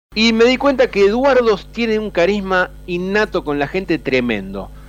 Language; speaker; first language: Spanish; native; Spanish